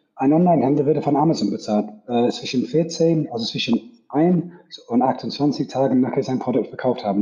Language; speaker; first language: German; non-native, fluent; English